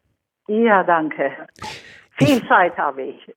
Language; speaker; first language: German; non-native, fluent; Swedish